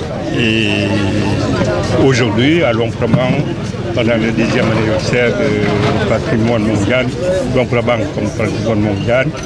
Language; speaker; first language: French; non-native, fluent; Lao